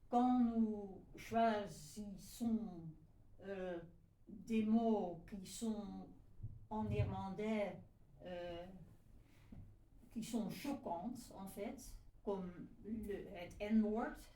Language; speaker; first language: French; non-native, fluent; Dutch